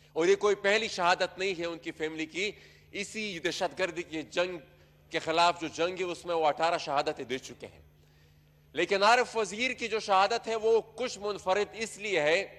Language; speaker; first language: Urdu; non-native, local second language; Pashto